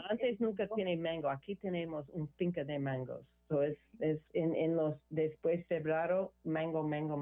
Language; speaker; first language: Spanish; non-native, learner; English